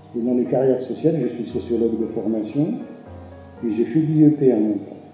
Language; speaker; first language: French; non-native, local second language; Arabic